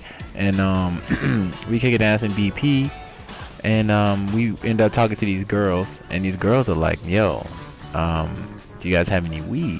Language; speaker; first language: English; native; English